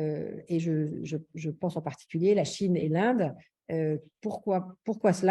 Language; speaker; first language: French; native; French